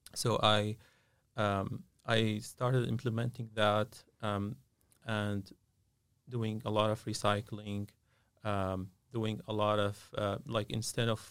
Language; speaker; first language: English; non-native, fluent; Arabic